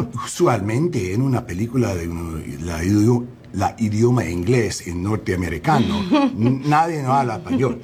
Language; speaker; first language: Spanish; non-native, learner; English